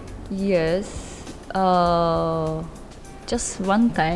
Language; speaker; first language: English; non-native, learner; Japanese